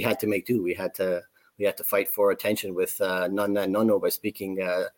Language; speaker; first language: English; native; English